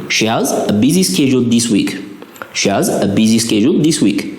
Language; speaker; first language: English; non-native, local second language; Amharic